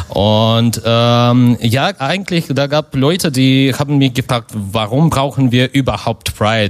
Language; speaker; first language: German; non-native, fluent; Russian